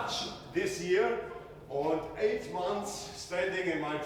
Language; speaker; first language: English; non-native, learner; German